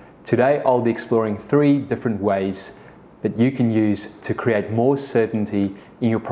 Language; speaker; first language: English; early bilingual, other home language; Afrikaans